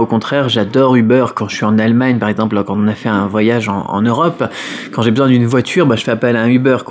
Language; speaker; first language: French; native; French